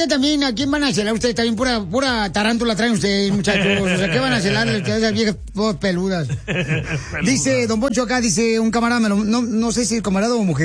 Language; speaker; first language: Spanish; native; Spanish